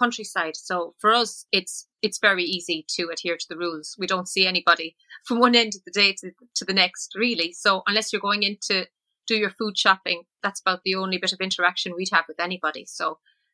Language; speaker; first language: English; native; English